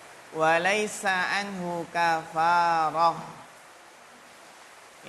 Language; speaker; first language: Arabic; non-native, fluent; Indonesian